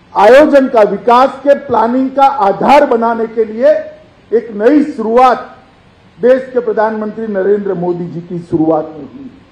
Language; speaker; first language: Hindi; non-native, local second language; Gujarati